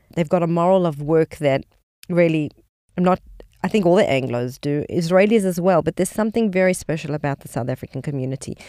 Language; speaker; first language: English; native; English